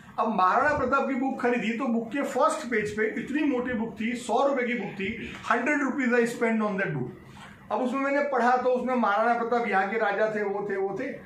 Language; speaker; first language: Hindi; native; Hindi